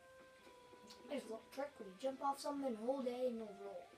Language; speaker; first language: English; native; English